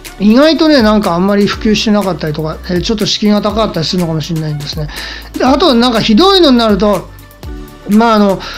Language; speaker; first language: Japanese; native; Japanese